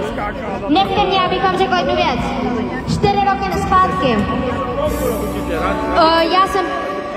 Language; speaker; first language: Czech; non-native, fluent; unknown